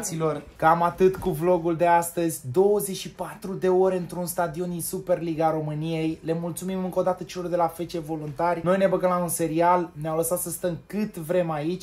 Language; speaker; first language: Romanian; native; Romanian